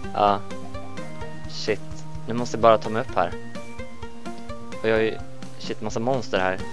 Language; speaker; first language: Swedish; native; Swedish